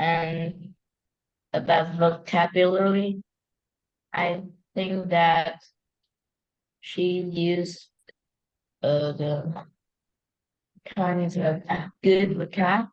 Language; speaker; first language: English; non-native, learner; Vietnamese